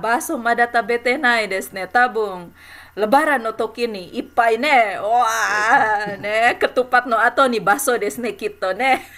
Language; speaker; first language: Japanese; non-native, fluent; Indonesian